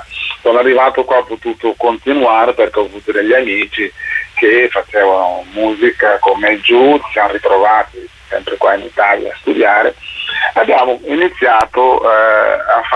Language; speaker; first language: Italian; non-native, fluent; Upper Guinea Crioulo